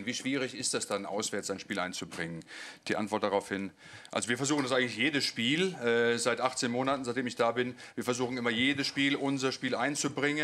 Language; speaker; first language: German; native; German